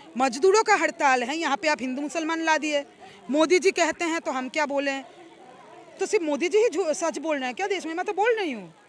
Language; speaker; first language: Hindi; non-native, local second language; Bangla